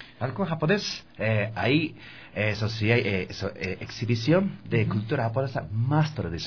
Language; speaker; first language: Spanish; non-native, learner; Japanese